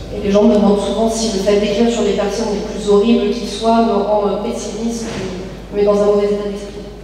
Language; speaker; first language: French; native; French